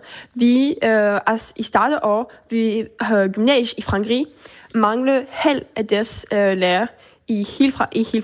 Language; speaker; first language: Danish; early bilingual, heritage; French